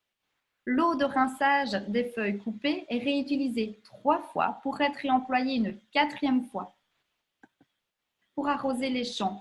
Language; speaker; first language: French; native; French